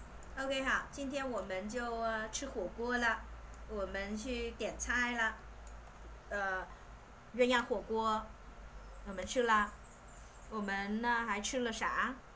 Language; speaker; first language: Chinese; non-native, fluent; Vietnamese